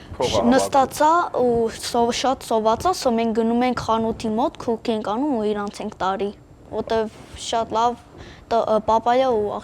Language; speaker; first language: Armenian; early bilingual, heritage; Armenian